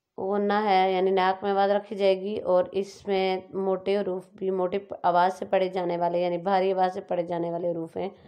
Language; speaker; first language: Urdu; native; Urdu